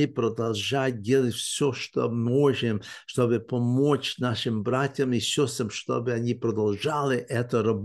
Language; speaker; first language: Russian; early bilingual, heritage; English